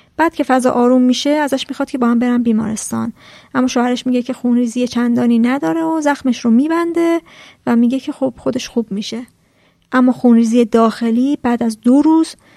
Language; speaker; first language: Persian; native; Persian